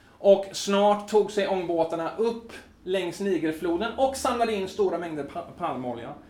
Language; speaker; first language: Swedish; native; Swedish